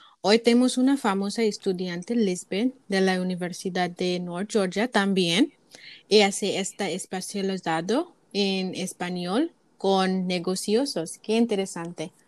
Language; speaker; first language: Spanish; non-native, learner; English